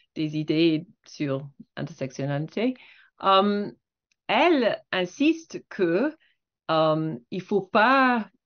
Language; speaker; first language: French; non-native, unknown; English